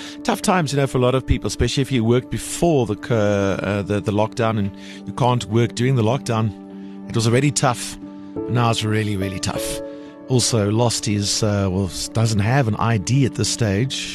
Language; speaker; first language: English; non-native, local second language; Afrikaans